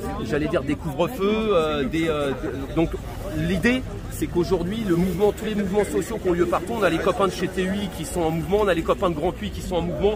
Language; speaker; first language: French; native; French